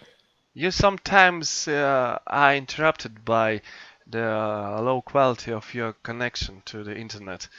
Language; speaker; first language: English; non-native, fluent; Russian